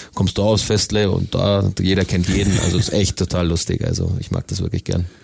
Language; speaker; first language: German; native; German